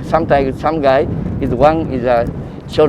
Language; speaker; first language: English; non-native, learner; Japanese